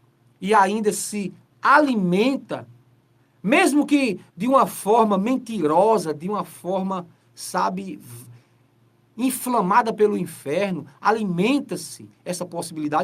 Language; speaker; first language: Portuguese; native; Portuguese